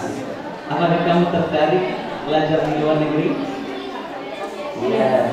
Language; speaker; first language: Indonesian; non-native, fluent; Arabic